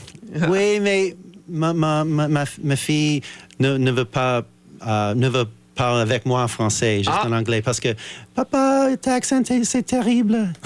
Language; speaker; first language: French; non-native, learner; English